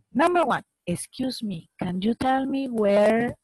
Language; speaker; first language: English; non-native, learner; Spanish